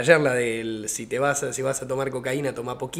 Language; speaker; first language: Spanish; native; Spanish